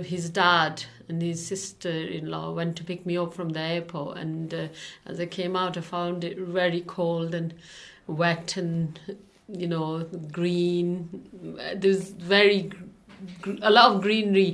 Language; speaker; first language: English; non-native, local second language; Urdu